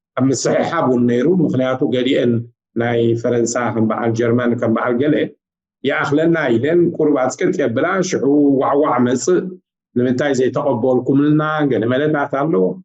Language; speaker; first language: Tigrinya; native; Tigrinya